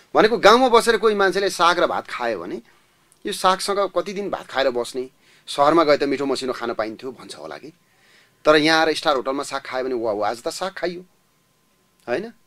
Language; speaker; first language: Nepali; native; Nepali